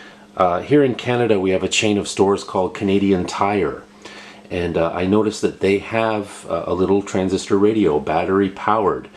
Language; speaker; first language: English; native; English